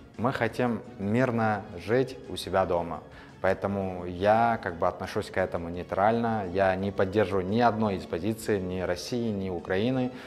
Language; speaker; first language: Russian; non-native, local second language; Uzbek